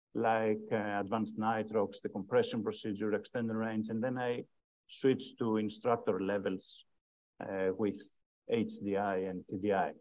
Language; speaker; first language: English; non-native, fluent; Greek